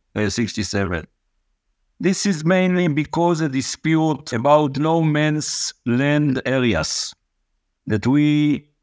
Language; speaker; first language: English; non-native, fluent; Hebrew